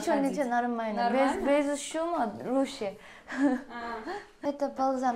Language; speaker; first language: Russian; non-native, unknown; Korean